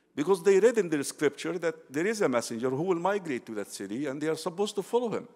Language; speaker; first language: English; non-native, fluent; Arabic